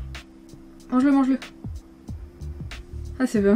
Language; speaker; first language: French; native; French